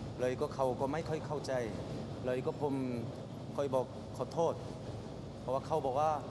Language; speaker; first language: Thai; non-native, fluent; Korean